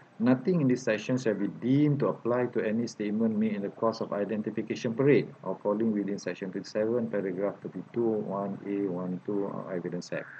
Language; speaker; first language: English; non-native, local second language; Malay